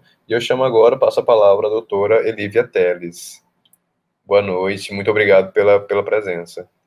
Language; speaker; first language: Portuguese; native; Portuguese